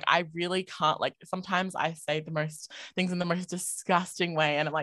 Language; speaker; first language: English; native; English